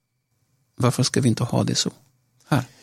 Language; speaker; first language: Swedish; non-native, fluent; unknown